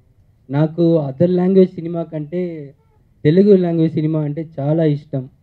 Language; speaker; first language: Telugu; early bilingual, heritage; Telugu